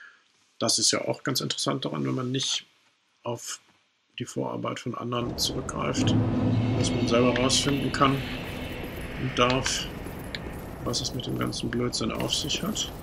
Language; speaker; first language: German; native; German